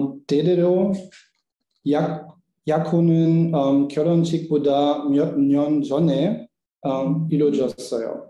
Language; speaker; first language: Korean; non-native, learner; German